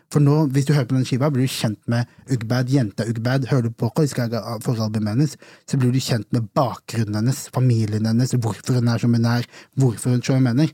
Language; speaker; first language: Norwegian; early bilingual, other home language; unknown